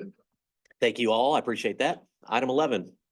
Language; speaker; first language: English; native; English